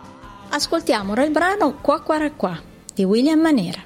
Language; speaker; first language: Italian; native; Italian